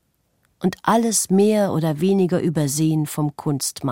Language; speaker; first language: German; native; German